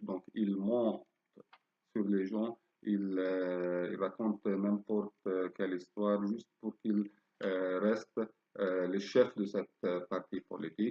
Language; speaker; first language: French; non-native, fluent; Arabic